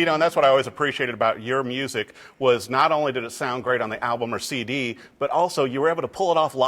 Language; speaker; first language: English; native; English